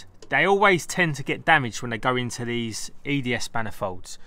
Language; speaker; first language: English; native; English